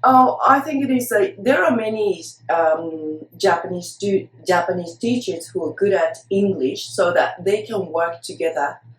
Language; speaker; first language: English; non-native, fluent; Japanese